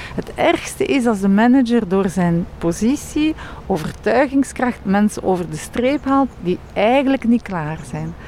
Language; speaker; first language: Dutch; non-native, local second language; French